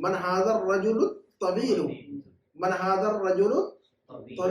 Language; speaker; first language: Arabic; non-native, fluent; Urdu